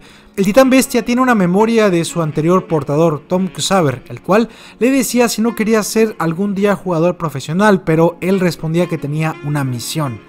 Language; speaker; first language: Spanish; native; Spanish